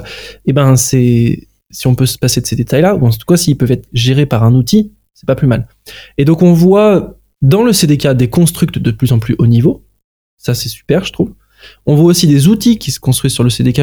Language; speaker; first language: French; native; French